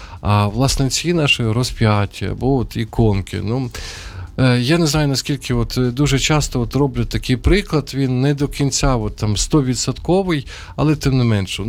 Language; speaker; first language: Ukrainian; non-native, local second language; Russian